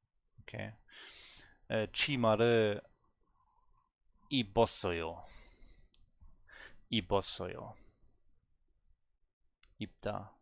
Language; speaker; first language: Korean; non-native, learner; German